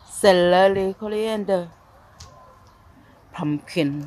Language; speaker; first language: English; non-native, learner; Thai